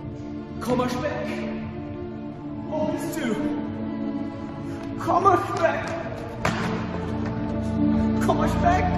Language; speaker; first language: German; non-native, learner; English